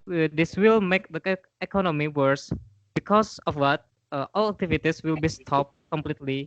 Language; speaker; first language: English; non-native, learner; Indonesian